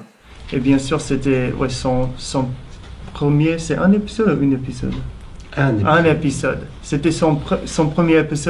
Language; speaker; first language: French; non-native, fluent; English